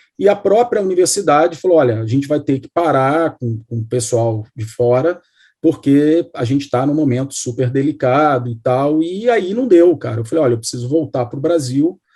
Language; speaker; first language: Portuguese; native; Portuguese